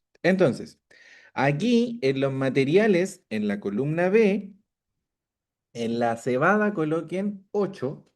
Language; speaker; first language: Spanish; native; Spanish